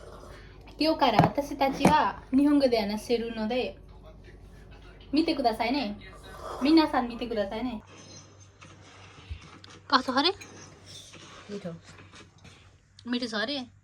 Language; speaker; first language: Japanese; non-native, learner; Nepali